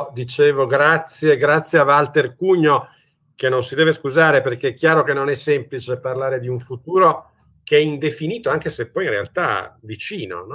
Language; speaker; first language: Italian; native; Italian